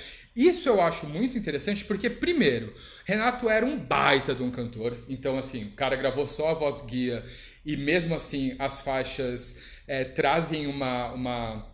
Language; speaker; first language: Portuguese; native; Portuguese